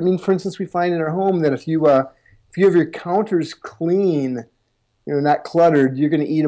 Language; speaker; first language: English; native; English